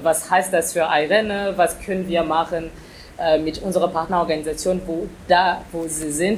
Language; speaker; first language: German; non-native, fluent; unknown